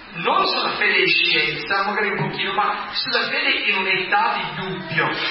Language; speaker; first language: Italian; non-native, fluent; English